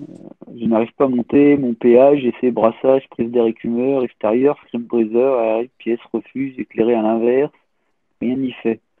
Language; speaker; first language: French; native; French